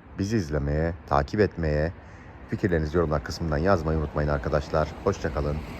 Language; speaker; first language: Turkish; native; Turkish